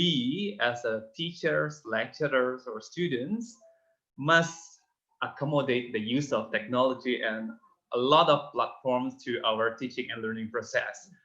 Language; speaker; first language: English; non-native, fluent; Indonesian